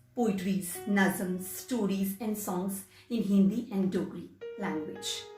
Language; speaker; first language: English; non-native, local second language; Hindi